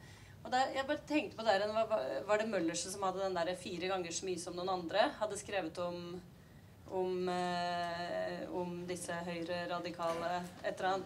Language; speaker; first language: Norwegian; native; Norwegian